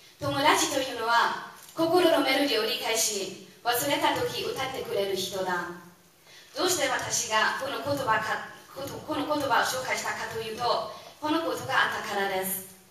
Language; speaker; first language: Japanese; non-native, fluent; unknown